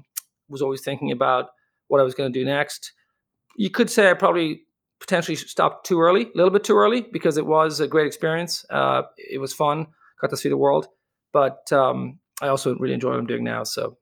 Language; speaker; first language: English; native; English